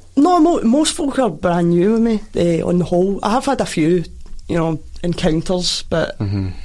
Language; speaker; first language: English; native; English